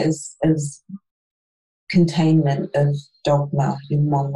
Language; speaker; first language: English; native; English